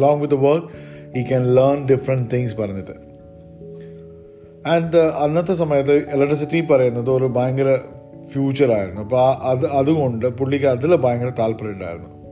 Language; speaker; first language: English; non-native, local second language; Malayalam